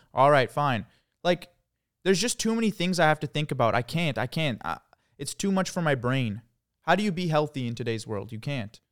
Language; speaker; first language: English; early bilingual, other home language; Croatian